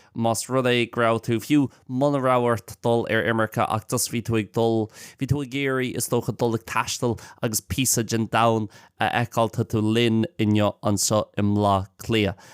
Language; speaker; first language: Irish; native; Irish